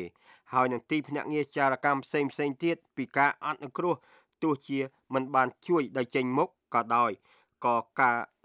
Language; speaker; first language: Khmer; native; Khmer